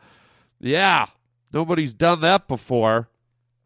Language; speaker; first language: English; native; English